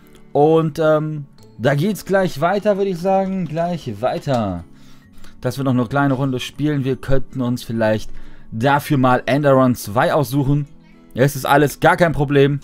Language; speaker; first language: German; native; German